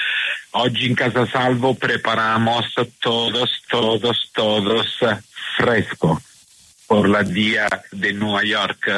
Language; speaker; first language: Spanish; non-native, learner; Italian